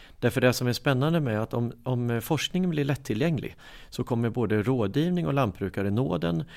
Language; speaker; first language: Swedish; native; Swedish